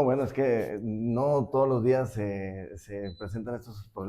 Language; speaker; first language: Spanish; native; Spanish